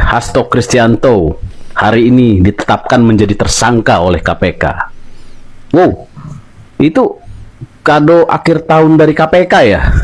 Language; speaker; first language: Indonesian; native; Indonesian